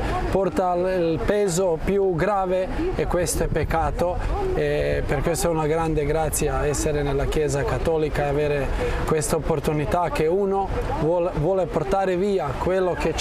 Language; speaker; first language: Italian; non-native, fluent; Croatian